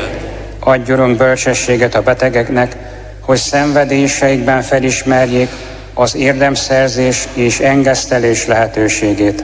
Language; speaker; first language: Hungarian; native; Hungarian